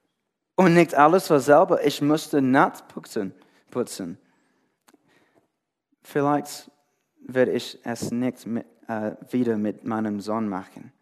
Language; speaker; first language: German; non-native, fluent; English